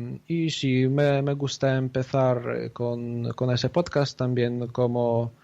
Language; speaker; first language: Spanish; non-native, fluent; Polish